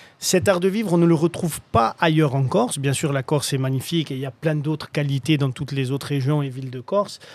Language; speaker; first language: French; native; French